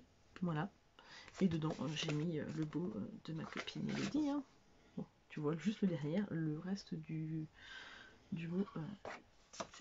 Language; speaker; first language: French; native; French